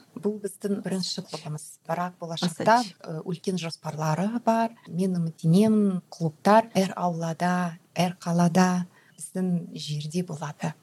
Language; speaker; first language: Kazakh; non-native, local second language; Russian